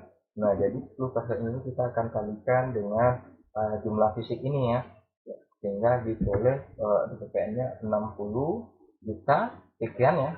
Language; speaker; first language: Indonesian; native; Indonesian